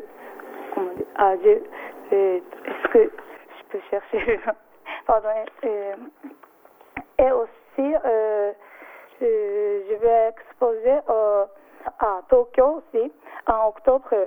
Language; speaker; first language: French; non-native, learner; Japanese